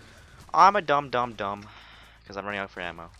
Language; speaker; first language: English; non-native, fluent; Swedish